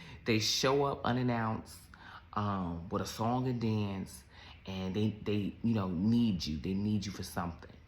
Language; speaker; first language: English; native; English